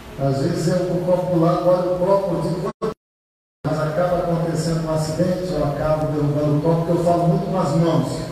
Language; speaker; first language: Portuguese; native; Portuguese